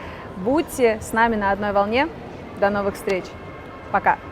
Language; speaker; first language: Russian; native; Russian